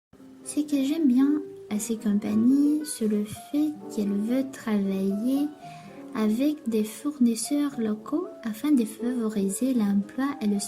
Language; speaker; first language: French; non-native, learner; Romanian